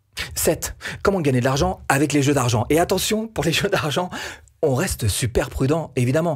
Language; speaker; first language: French; native; French